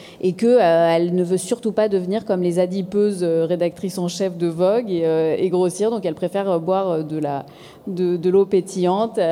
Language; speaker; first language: French; native; French